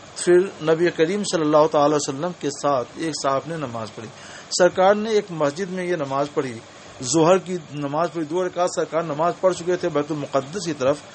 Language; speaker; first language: Urdu; native; Urdu